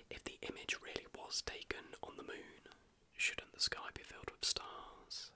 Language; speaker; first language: English; native; English